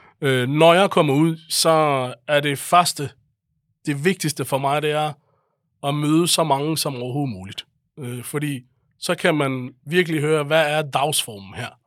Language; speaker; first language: Danish; early bilingual, other home language; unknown